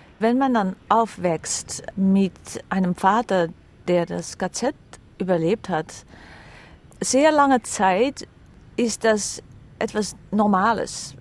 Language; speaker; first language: German; non-native, fluent; Dutch